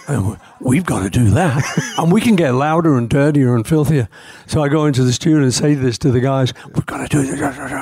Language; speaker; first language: English; native; English